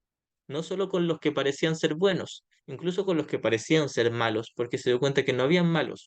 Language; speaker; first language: Spanish; native; Spanish